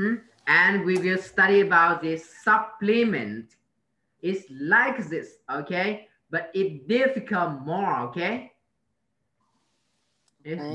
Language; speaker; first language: English; non-native, learner; Vietnamese